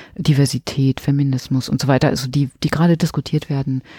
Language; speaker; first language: German; native; German